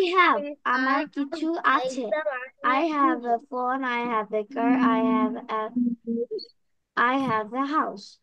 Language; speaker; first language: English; non-native, learner; Bangla